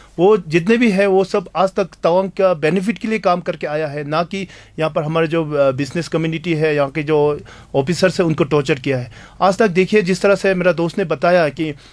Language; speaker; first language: Hindi; non-native, local second language; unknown